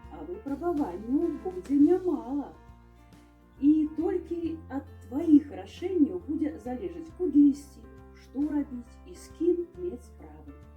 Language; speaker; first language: Belarusian; native; Belarusian